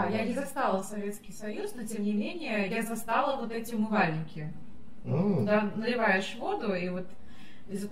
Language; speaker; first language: Russian; native; Russian